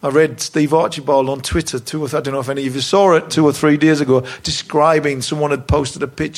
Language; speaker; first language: English; native; English